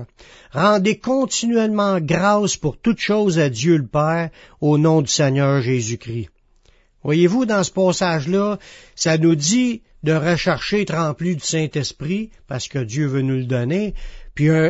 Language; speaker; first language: French; native; French